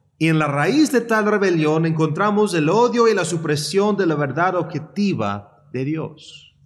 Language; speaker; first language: Spanish; early bilingual, heritage; Spanish